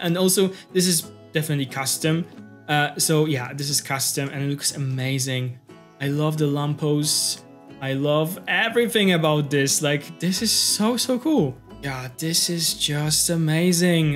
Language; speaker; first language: English; non-native, fluent; Polish